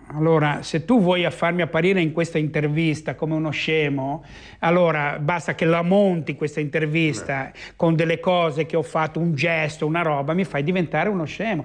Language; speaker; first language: Italian; native; Italian